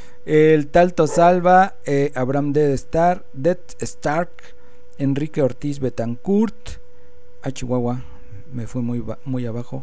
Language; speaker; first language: Spanish; native; Spanish